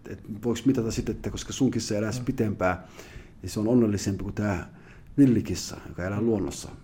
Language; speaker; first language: Finnish; early bilingual, other home language; Somali